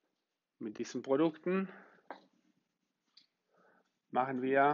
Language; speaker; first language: German; non-native, fluent; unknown